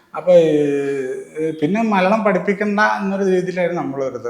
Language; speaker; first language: Malayalam; native; Malayalam